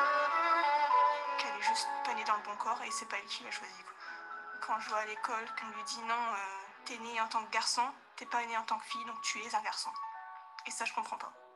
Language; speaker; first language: French; native; French